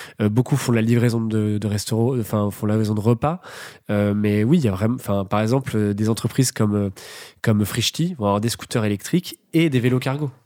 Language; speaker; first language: French; native; French